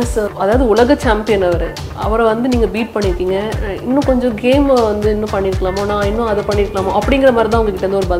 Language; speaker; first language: Tamil; native; Tamil